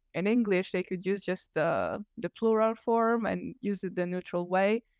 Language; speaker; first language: English; non-native, fluent; Italian